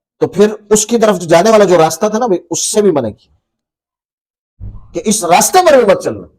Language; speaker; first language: Urdu; native; Urdu